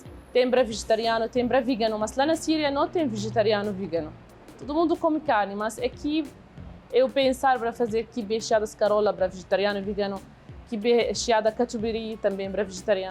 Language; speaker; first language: Portuguese; non-native, learner; Arabic